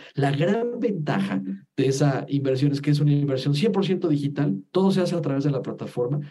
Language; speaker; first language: Spanish; native; Spanish